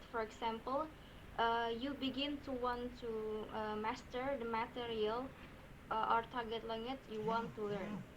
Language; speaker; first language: English; non-native, learner; Indonesian